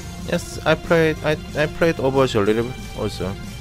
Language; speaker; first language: English; non-native, fluent; Korean